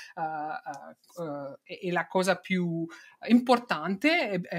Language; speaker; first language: Italian; non-native, fluent; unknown